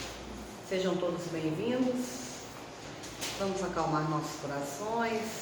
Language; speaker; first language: Portuguese; native; Portuguese